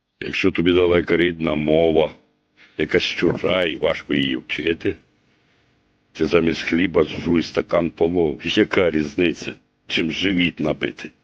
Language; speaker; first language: Ukrainian; native; Ukrainian